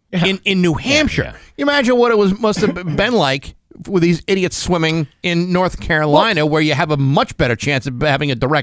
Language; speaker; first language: English; native; English